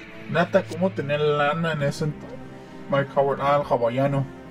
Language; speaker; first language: Spanish; native; Spanish